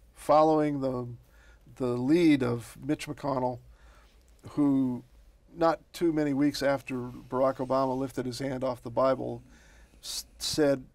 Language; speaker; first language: English; native; English